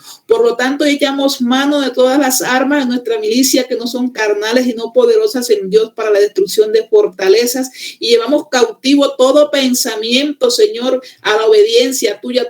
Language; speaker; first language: Spanish; native; Spanish